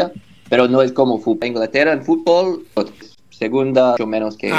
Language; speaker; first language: Spanish; non-native, learner; English